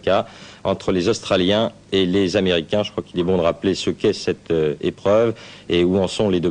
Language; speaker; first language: French; native; French